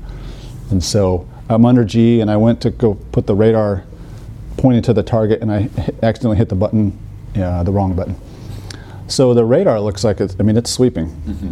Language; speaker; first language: English; native; English